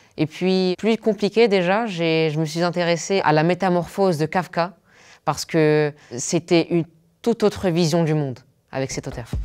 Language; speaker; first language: French; non-native, local second language; Arabic